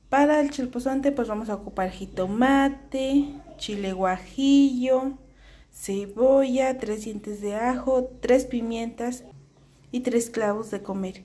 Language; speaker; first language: Spanish; native; Spanish